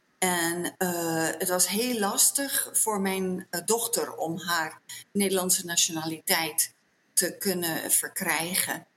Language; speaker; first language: Dutch; native; Dutch